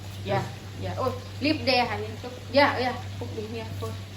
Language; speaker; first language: English; non-native, learner; Northeastern Thai